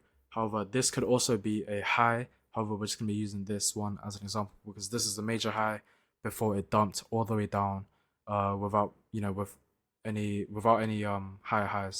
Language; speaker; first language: English; native; English